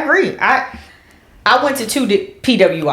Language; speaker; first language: English; native; English